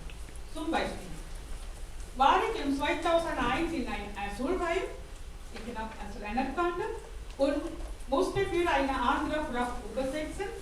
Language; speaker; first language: German; non-native, fluent; Tamil